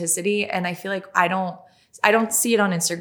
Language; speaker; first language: English; non-native, fluent; French